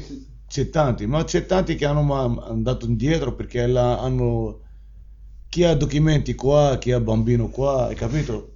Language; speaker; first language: Italian; non-native, learner; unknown